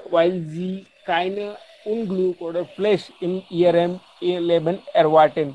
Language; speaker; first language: German; non-native, learner; Hindi